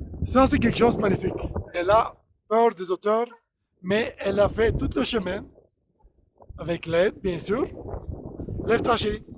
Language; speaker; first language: French; non-native, fluent; Bulgarian